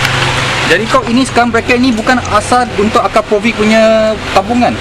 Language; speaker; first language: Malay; non-native, local second language; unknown